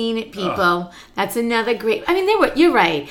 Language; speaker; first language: English; native; English